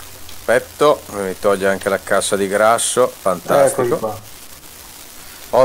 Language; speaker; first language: Italian; native; Italian